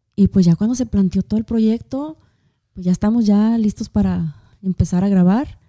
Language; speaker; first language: Spanish; native; Spanish